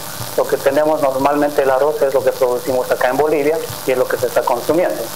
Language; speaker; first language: Spanish; native; Spanish